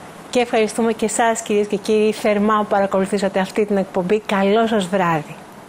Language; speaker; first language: Greek; native; Greek